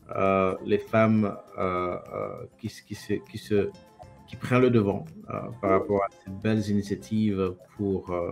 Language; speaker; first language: French; non-native, local second language; Lingala